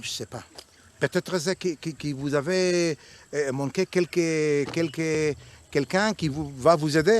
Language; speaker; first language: French; non-native, learner; Hebrew